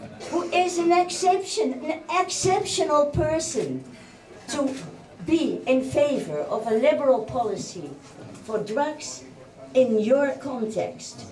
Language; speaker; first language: English; non-native, fluent; Dutch